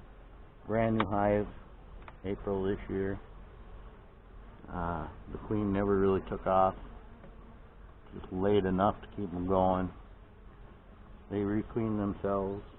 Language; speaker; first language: English; native; English